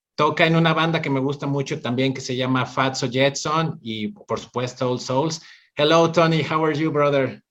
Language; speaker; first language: English; non-native, fluent; Spanish